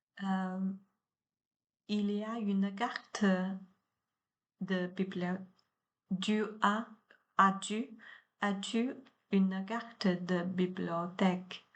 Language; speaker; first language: French; non-native, learner; Chinese